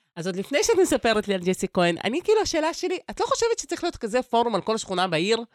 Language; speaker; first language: Hebrew; early bilingual, other home language; Russian